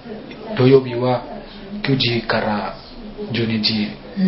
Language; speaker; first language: Japanese; non-native, learner; Indonesian